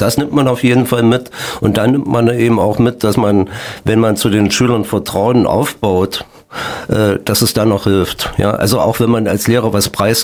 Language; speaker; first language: German; native; German